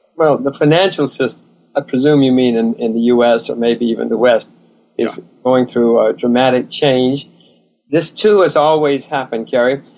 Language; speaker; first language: English; native; English